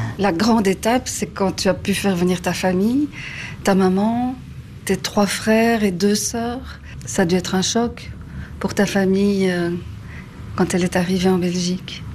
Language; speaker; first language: French; native; French